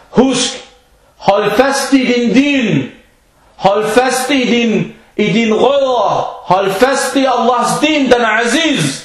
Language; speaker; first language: Danish; non-native, fluent; Arabic